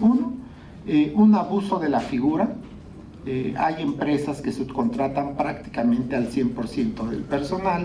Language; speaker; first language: Spanish; native; Spanish